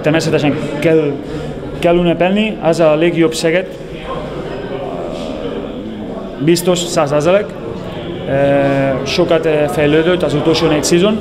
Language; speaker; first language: Hungarian; non-native, learner; Spanish